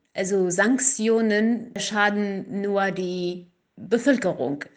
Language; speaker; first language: German; non-native, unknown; Kurdish